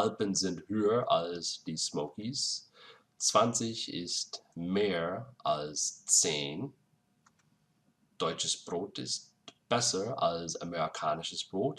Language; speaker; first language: German; non-native, fluent; English